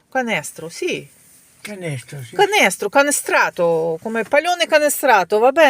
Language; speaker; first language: Italian; non-native, learner; Ukrainian